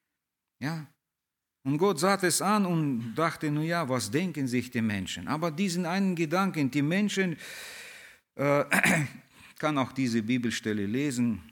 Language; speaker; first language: German; early bilingual, heritage; German